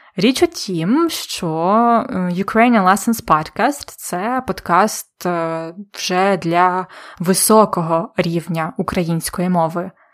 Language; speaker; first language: Ukrainian; native; Ukrainian